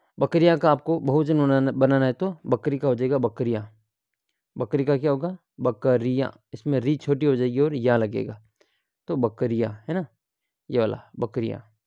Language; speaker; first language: Hindi; native; Hindi